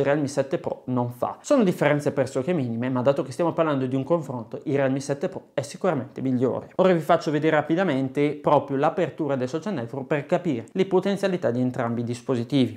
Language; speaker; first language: Italian; native; Italian